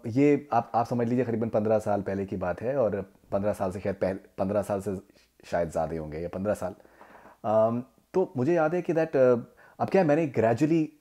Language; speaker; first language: Hindi; native; Hindi